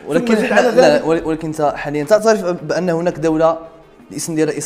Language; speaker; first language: Arabic; native; Arabic